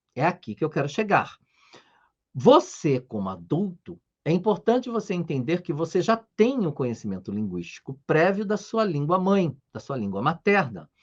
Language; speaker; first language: Portuguese; native; Portuguese